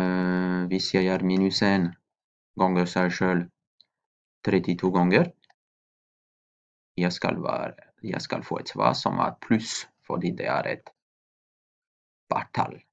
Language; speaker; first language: Norwegian; non-native, fluent; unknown